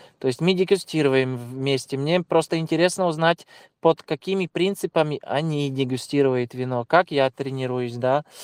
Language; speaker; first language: Russian; non-native, local second language; Latvian